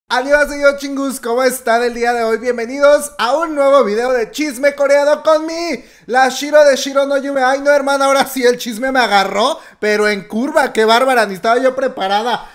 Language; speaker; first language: Spanish; native; Spanish